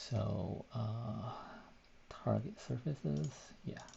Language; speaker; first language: English; non-native, fluent; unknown